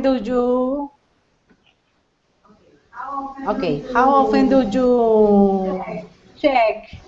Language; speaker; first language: English; non-native, learner; Spanish